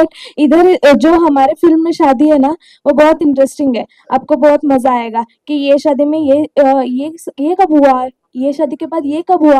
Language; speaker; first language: Hindi; non-native, local second language; Marathi